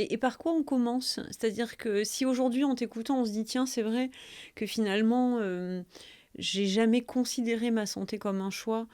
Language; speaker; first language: French; native; French